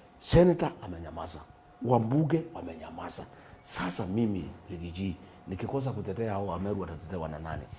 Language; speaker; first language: Swahili; non-native, local second language; Kikuyu